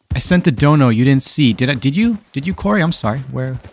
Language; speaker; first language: English; native; English